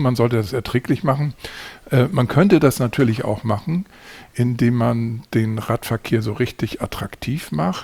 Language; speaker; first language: German; native; German